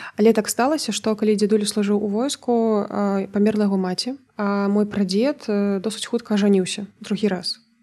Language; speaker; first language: Belarusian; native; Belarusian